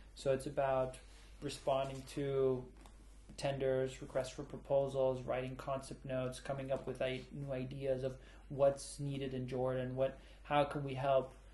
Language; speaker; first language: English; early bilingual, other home language; German